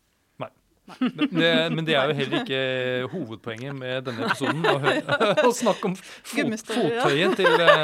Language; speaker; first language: Norwegian; native; Norwegian